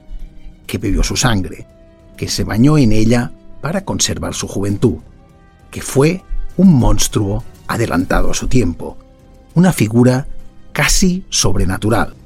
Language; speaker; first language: Spanish; native; Spanish